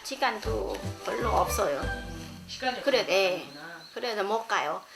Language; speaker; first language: Korean; non-native, learner; Thai